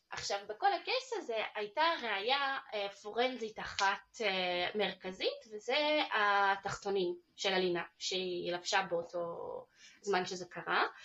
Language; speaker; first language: Hebrew; early bilingual, other home language; Russian